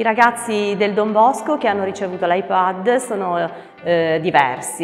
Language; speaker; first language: Italian; native; Italian